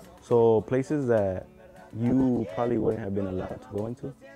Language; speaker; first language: English; native; English